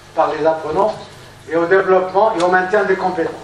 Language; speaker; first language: French; non-native, local second language; Arabic